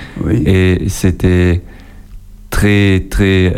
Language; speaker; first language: French; non-native, local second language; German